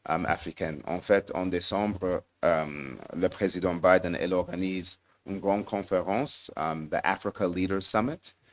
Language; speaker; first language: French; non-native, fluent; English